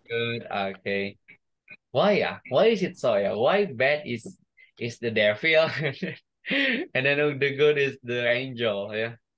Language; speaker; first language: English; non-native, fluent; Indonesian